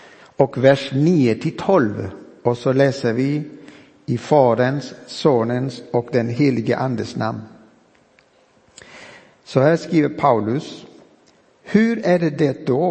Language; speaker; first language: Swedish; non-native, fluent; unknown